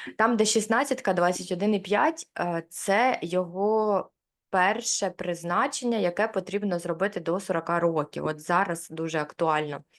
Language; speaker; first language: Ukrainian; non-native, local second language; Russian